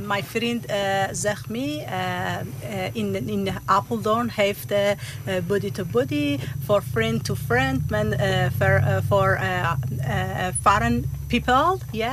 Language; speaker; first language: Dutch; non-native, learner; Persian